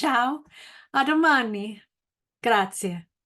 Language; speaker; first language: Italian; non-native, learner; English